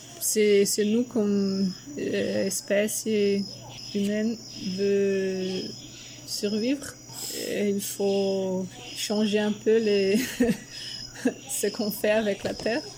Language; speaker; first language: French; non-native, fluent; Portuguese